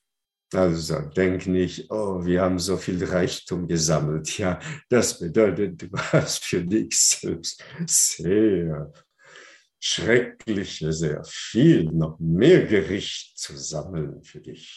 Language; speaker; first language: German; non-native, fluent; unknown